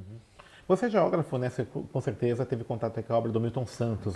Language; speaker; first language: Portuguese; native; Portuguese